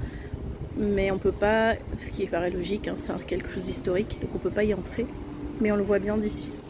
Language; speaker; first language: French; native; French